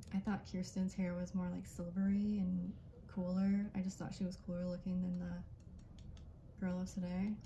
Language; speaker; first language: English; native; English